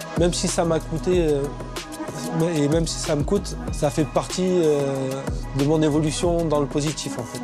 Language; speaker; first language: French; native; French